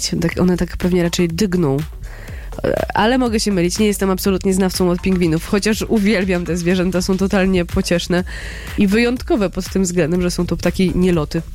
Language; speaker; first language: Polish; native; Polish